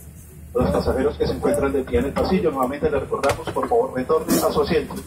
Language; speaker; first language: Spanish; native; Spanish